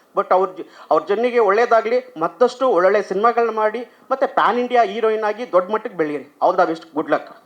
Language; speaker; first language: Kannada; native; Kannada